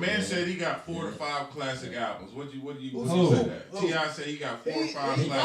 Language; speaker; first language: English; native; English